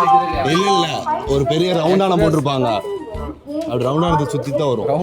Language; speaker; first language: Tamil; native; Tamil